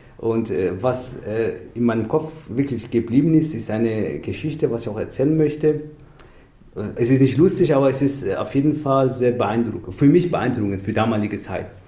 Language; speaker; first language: German; non-native, fluent; Persian